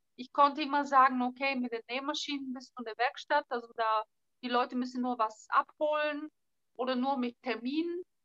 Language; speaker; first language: German; non-native, fluent; Bulgarian